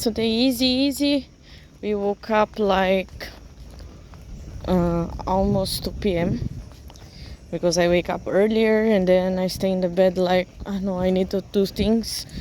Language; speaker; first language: English; non-native, learner; Portuguese